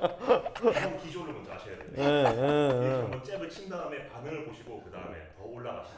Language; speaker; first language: Korean; native; Korean